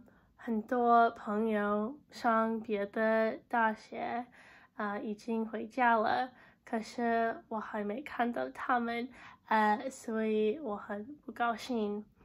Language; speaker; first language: Chinese; non-native, learner; English